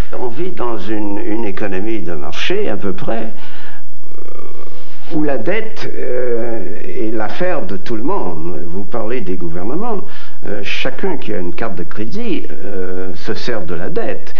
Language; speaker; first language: French; native; French